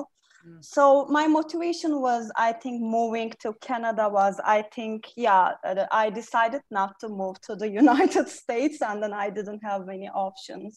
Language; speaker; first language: English; non-native, fluent; Turkish